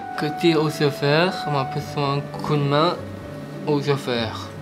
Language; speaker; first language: French; native; French